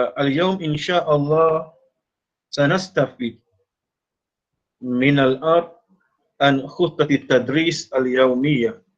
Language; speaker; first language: Arabic; non-native, fluent; Malay